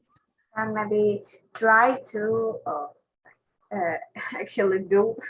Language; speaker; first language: English; non-native, learner; Ukrainian